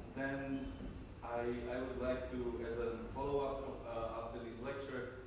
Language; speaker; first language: English; non-native, fluent; Slovak